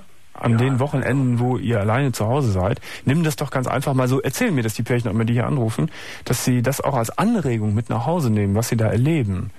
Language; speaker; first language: German; native; German